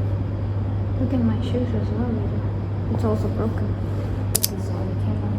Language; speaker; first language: English; non-native, learner; Korean